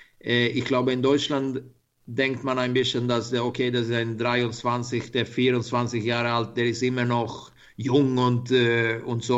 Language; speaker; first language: German; non-native, learner; Swedish